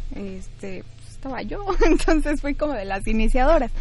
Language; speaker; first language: Spanish; native; Spanish